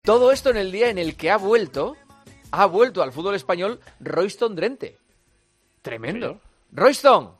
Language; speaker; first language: Spanish; native; Spanish